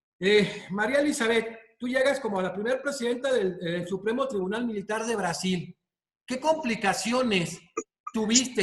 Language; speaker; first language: Spanish; native; Spanish